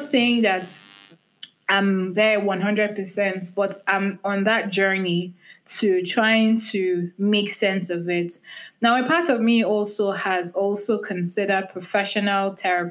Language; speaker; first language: English; non-native, local second language; Igbo